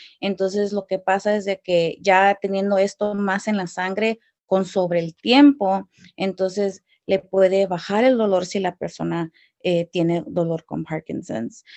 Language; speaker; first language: Spanish; early bilingual, heritage; Spanish